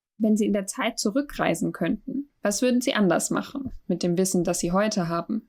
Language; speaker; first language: German; native; German